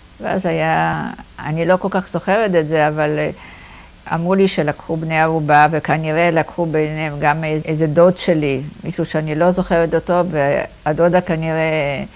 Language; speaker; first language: Hebrew; non-native, fluent; Polish